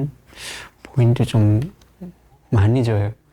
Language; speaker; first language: Korean; non-native, learner; Nepali